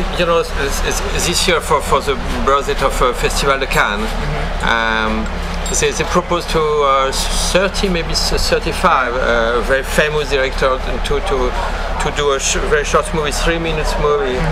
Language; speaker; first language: English; non-native, learner; French